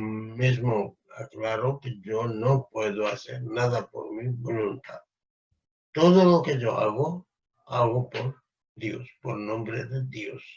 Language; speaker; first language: Spanish; non-native, fluent; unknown